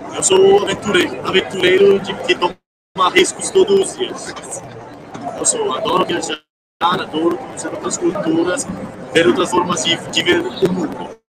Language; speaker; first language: Portuguese; non-native, fluent; Spanish